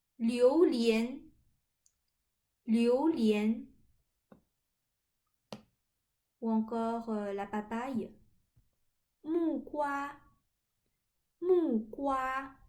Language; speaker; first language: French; non-native, fluent; Chinese